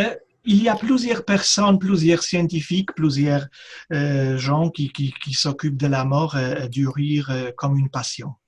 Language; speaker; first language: French; non-native, fluent; Polish